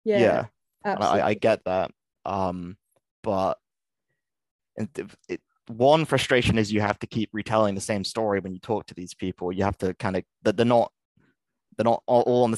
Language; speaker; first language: English; native; English